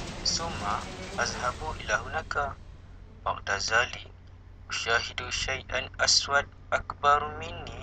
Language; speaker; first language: Arabic; non-native, learner; Malay